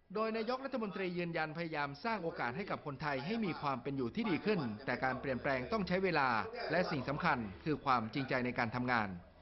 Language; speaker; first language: Thai; native; Thai